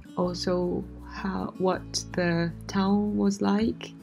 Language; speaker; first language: English; non-native, fluent; Japanese